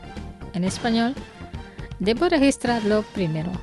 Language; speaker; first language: Spanish; non-native, fluent; Indonesian